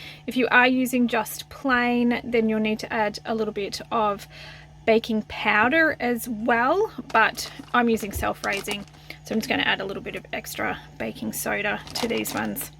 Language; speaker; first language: English; native; English